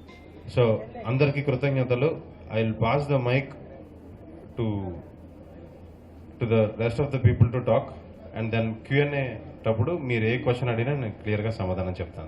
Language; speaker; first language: Telugu; native; Telugu